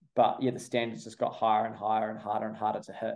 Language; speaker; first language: English; native; English